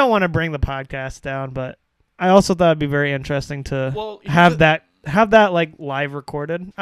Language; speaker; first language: English; native; English